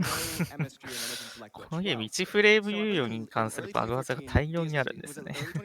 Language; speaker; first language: Japanese; native; Japanese